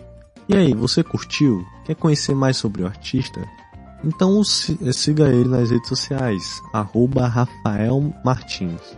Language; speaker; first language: Portuguese; native; Portuguese